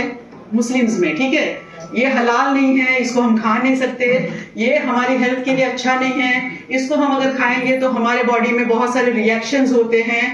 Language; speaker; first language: Hindi; native; Hindi